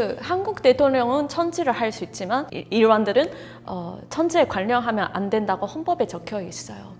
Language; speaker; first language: Korean; non-native, fluent; Japanese